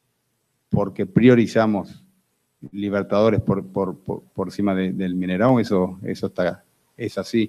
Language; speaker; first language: Spanish; non-native, fluent; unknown